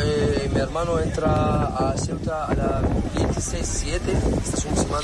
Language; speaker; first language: Spanish; non-native, learner; Arabic